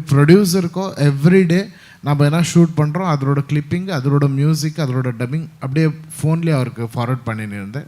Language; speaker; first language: Tamil; non-native, local second language; Kannada